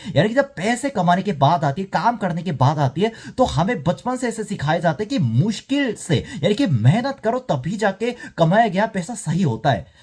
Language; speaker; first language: Hindi; non-native, fluent; Korean